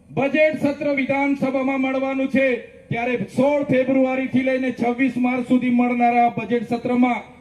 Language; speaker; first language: Gujarati; non-native, local second language; Vasavi